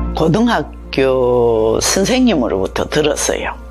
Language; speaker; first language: Korean; native; Korean